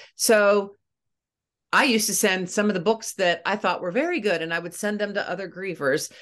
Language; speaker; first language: English; native; English